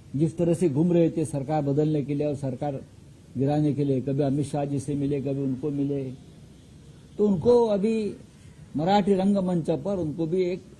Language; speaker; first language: Hindi; non-native, local second language; Marathi